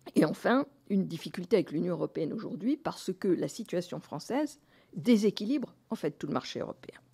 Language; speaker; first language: French; native; French